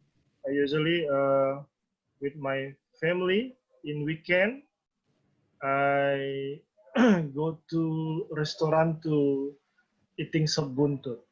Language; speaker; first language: English; non-native, learner; Indonesian